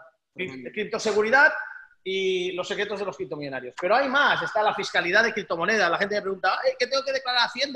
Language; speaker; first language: Spanish; native; Spanish